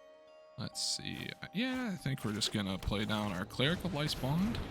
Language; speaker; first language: English; native; English